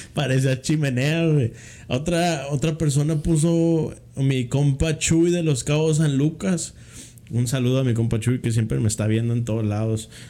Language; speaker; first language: Spanish; early bilingual, heritage; Spanish